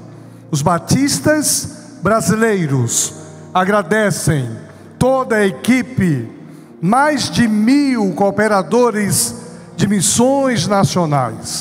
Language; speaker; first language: Portuguese; native; Portuguese